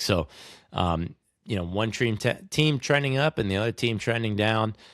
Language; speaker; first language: English; native; English